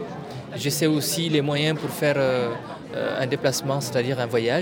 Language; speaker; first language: French; non-native, local second language; Tamasheq